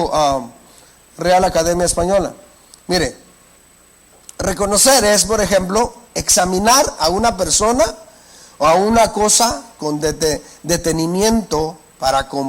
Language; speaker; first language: Spanish; native; Spanish